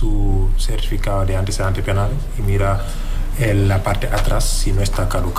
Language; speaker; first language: Spanish; non-native, fluent; Wolof